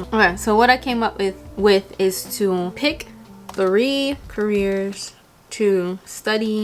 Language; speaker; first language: English; native; English